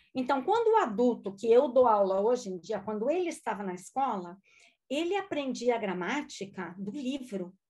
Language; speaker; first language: Portuguese; non-native, local second language; German